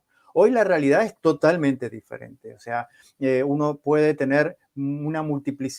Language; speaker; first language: Spanish; native; Spanish